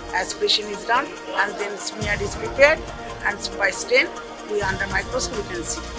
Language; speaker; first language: English; non-native, local second language; Bangla